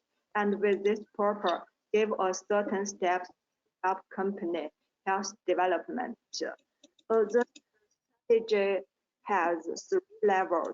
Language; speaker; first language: English; non-native, learner; Chinese